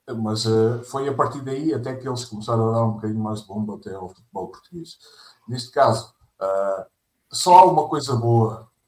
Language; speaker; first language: Portuguese; native; Portuguese